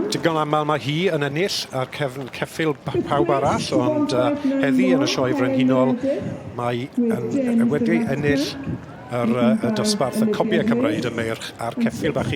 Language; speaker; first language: Welsh; native; Welsh